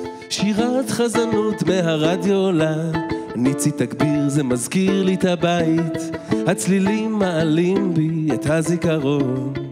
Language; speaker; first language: Hebrew; native; Hebrew